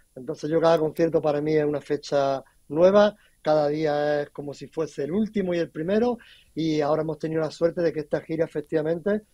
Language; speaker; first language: Spanish; native; Spanish